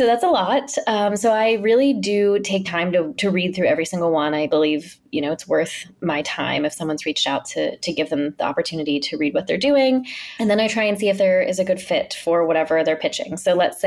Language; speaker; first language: English; native; English